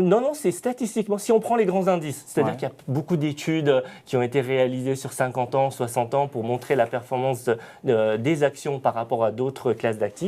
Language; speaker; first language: French; native; French